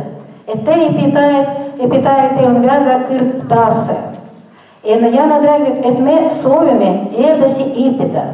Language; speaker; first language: Estonian; non-native, local second language; Russian